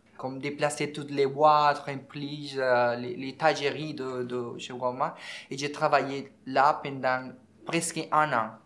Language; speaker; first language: French; non-native, learner; Spanish